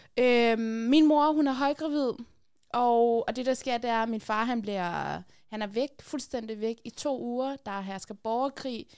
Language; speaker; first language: Danish; early bilingual, other home language; Persian